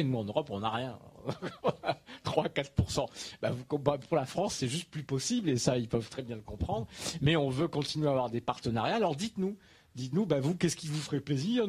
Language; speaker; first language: French; native; French